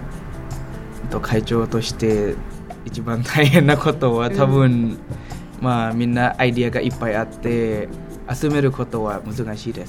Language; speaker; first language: Japanese; non-native, learner; Thai